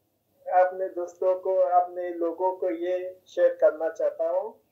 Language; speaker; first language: Hindi; non-native, fluent; Persian